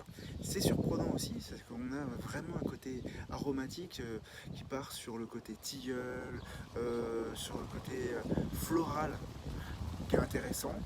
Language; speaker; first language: French; native; French